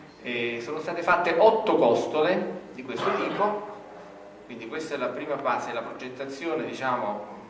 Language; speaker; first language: Italian; native; Italian